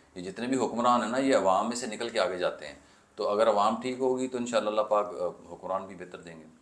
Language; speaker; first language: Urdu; native; Urdu